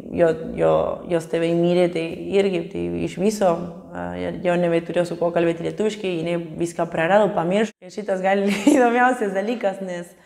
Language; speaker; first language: Lithuanian; early bilingual, heritage; Spanish